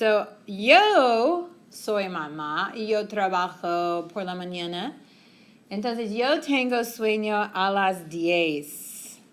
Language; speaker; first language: Spanish; non-native, fluent; English